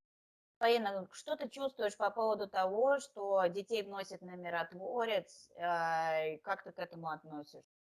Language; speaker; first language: Russian; native; Russian